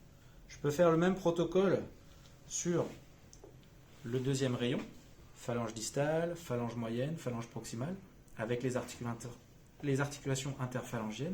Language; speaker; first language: French; native; French